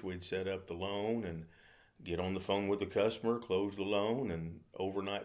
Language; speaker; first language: English; native; English